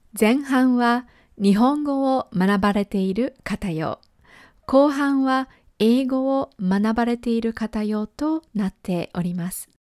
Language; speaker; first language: Japanese; native; Japanese